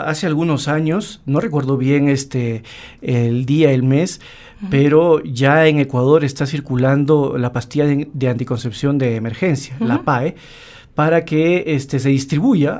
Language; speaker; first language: Spanish; native; Spanish